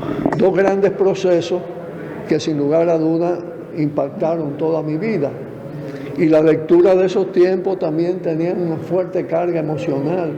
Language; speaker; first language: Spanish; native; Spanish